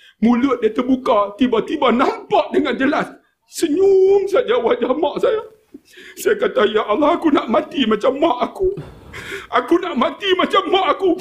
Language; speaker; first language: Malay; native; Malay